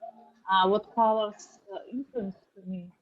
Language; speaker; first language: English; non-native, learner; Russian